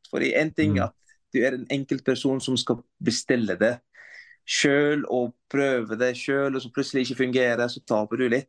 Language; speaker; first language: Norwegian; non-native, fluent; Arabic